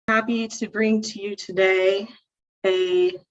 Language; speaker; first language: English; native; English